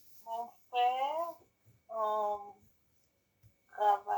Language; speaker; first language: French; non-native, learner; English